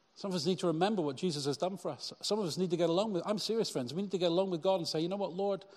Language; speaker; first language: English; native; English